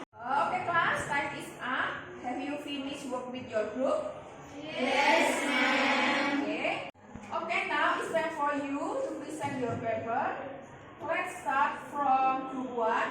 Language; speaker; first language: English; non-native, fluent; Indonesian